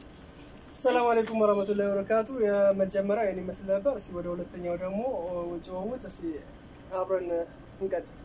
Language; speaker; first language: Arabic; non-native, learner; Amharic